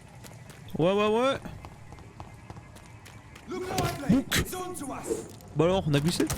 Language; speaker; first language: French; native; French